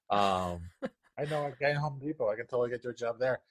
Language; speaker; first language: English; non-native, fluent; Spanish